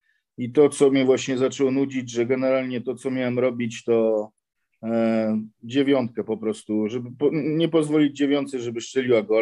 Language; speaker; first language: Polish; early bilingual, heritage; Polish